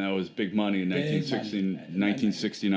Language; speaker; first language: English; native; English